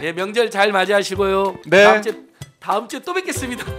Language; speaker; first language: Korean; native; Korean